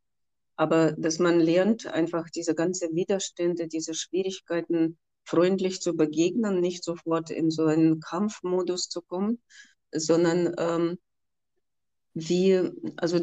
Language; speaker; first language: German; non-native, fluent; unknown